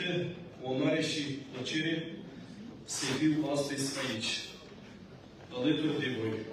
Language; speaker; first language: Romanian; non-native, local second language; Gagauz